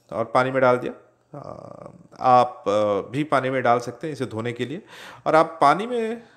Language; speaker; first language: Hindi; non-native, local second language; Odia